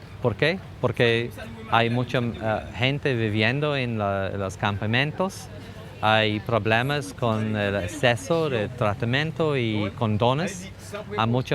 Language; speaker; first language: Spanish; non-native, fluent; English